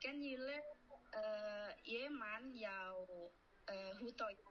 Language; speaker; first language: Cantonese; non-native, learner; Indonesian